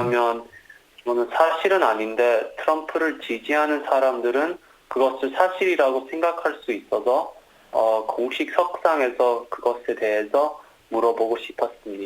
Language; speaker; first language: Korean; early bilingual, heritage; Korean